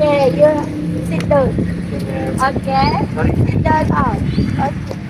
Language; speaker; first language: English; non-native, learner; Indonesian